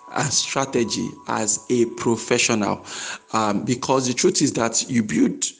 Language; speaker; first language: English; non-native, local second language; Yoruba